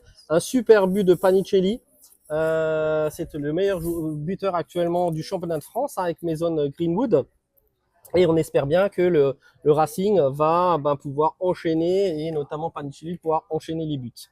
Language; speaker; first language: French; native; French